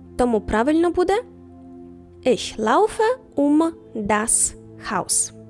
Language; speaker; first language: German; non-native, fluent; Ukrainian